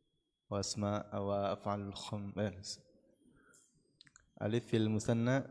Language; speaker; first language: Arabic; non-native, learner; Indonesian